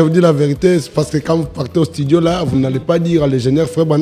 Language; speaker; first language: French; non-native, local second language; Lingala